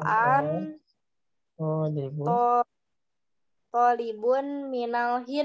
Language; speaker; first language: Arabic; non-native, learner; Indonesian